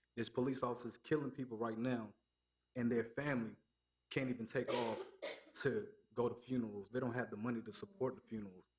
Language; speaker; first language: English; native; English